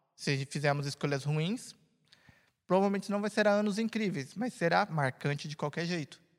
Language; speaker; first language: Portuguese; native; Portuguese